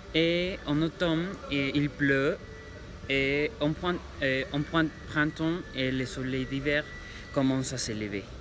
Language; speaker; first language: French; non-native, learner; Spanish